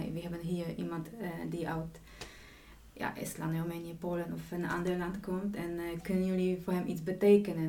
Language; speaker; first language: Dutch; non-native, fluent; Polish